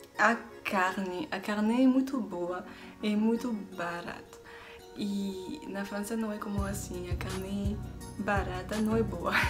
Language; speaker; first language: Portuguese; non-native, learner; French